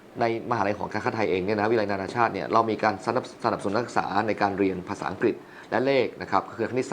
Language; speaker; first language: Thai; native; Thai